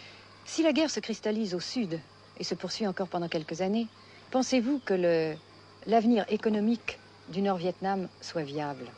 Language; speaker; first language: French; native; French